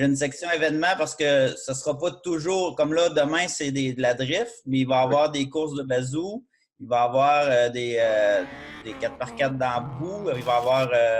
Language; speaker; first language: French; native; French